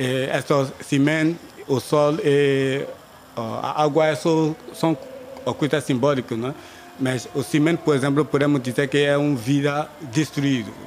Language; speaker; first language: Portuguese; non-native, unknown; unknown